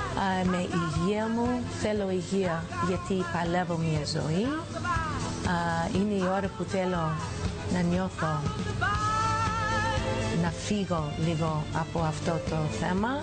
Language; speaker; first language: Greek; early bilingual, heritage; English